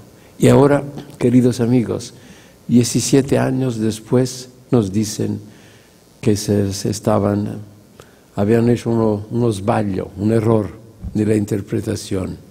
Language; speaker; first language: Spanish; non-native, fluent; Italian